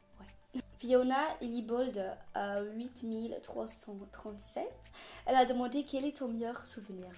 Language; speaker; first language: French; non-native, fluent; English